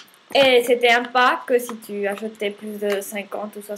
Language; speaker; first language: French; non-native, learner; Spanish